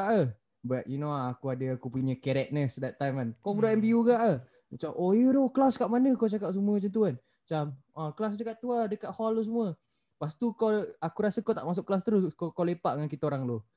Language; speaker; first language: English; non-native, local second language; Malay